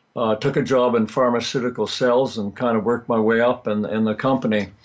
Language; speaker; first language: English; native; English